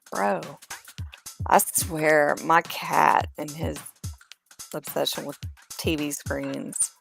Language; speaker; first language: English; native; English